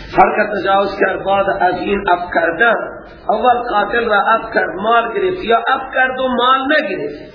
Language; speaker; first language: Persian; native; Persian